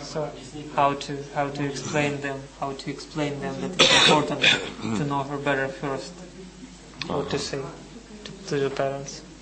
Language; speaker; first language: English; non-native, learner; Russian